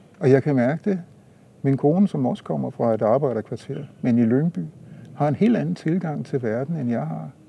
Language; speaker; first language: Danish; native; Danish